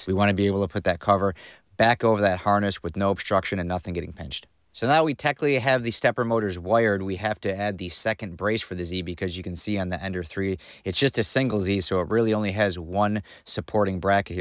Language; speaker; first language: English; native; English